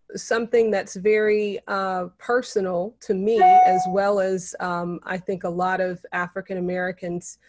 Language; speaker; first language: English; native; English